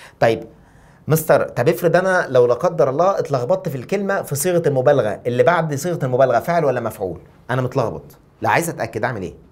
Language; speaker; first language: Arabic; native; Arabic